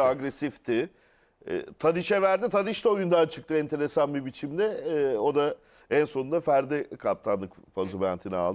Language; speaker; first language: Turkish; native; Turkish